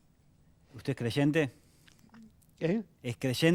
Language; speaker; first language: Spanish; native; Spanish